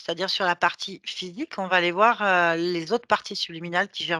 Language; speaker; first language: French; native; French